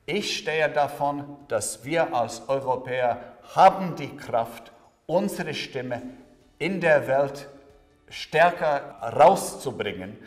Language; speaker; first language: German; non-native, fluent; Latvian